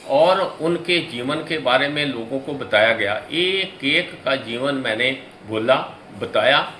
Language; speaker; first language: Hindi; non-native, local second language; Punjabi